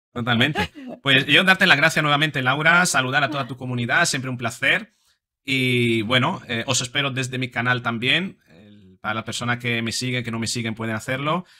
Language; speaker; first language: Spanish; non-native, fluent; Italian